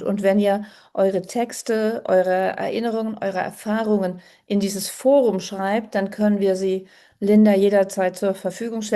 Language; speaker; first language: German; native; German